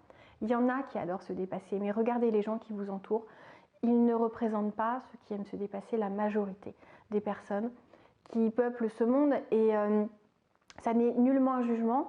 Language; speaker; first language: French; native; French